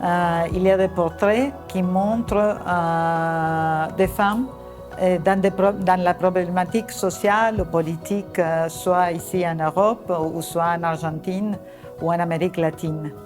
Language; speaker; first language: French; non-native, fluent; Spanish